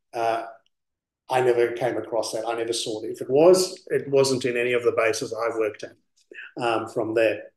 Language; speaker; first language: English; early bilingual, other home language; Afrikaans